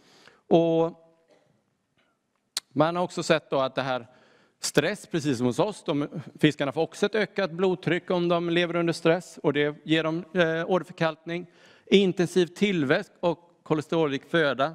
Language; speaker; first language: Swedish; native; Swedish